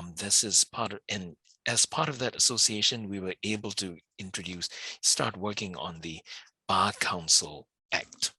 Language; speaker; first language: English; non-native, fluent; Burmese